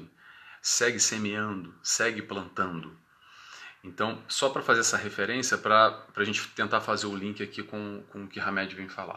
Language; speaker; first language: Portuguese; native; Portuguese